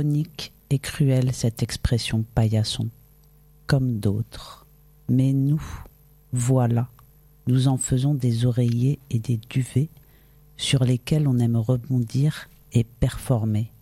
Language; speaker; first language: French; native; French